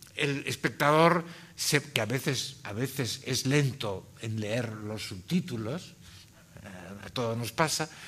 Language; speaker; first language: Spanish; native; Spanish